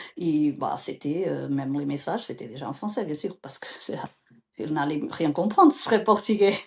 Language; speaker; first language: French; non-native, fluent; Portuguese